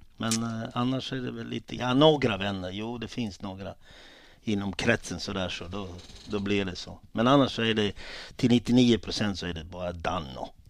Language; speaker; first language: Swedish; early bilingual, other home language; Italian